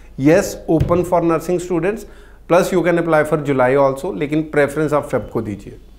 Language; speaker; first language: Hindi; non-native, local second language; Punjabi